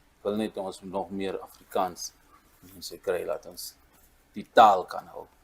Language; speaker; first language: Afrikaans; non-native, local second language; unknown